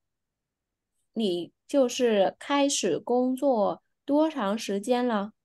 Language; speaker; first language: Chinese; non-native, fluent; Vietnamese